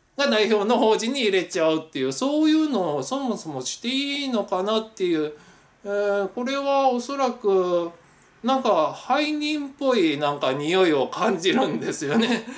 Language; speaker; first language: Japanese; native; Japanese